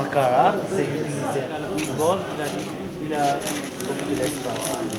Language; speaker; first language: French; non-native, learner; Tibetan